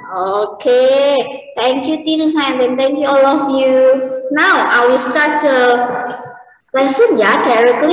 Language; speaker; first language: English; non-native, learner; Indonesian